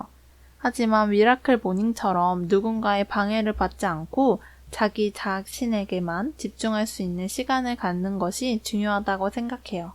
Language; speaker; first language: Korean; native; Korean